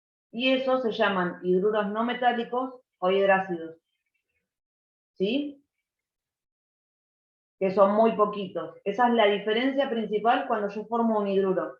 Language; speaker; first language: Spanish; native; Spanish